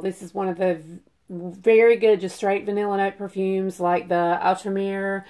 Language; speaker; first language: English; native; English